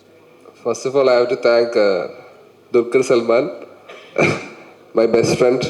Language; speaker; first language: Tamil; non-native, local second language; Malayalam